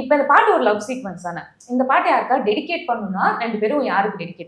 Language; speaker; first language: Tamil; native; Tamil